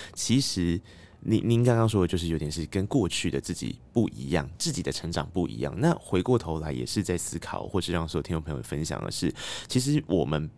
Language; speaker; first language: Chinese; native; Chinese